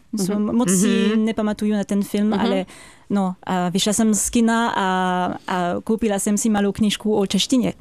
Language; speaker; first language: Czech; non-native, fluent; French